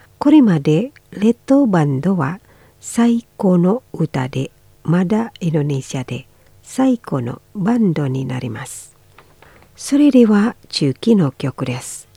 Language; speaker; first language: Japanese; non-native, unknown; Indonesian